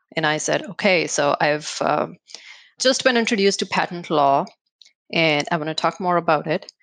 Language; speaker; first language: English; non-native, local second language; Hindi